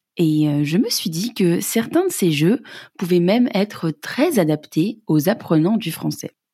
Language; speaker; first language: French; native; French